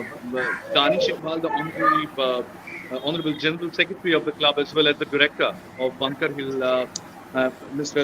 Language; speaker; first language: English; non-native, local second language; Bangla